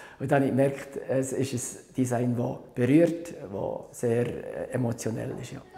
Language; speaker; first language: German; native; German